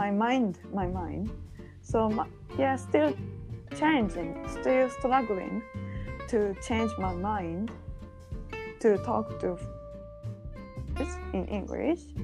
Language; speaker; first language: English; non-native, learner; Japanese